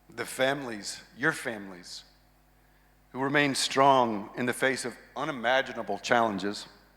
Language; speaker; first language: English; native; English